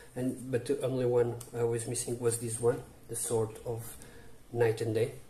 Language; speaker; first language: English; non-native, learner; Portuguese